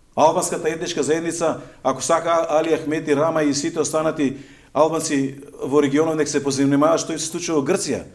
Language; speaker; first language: Macedonian; native; Macedonian